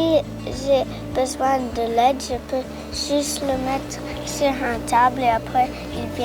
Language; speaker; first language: French; native; French